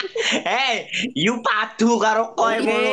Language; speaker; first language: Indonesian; native; Indonesian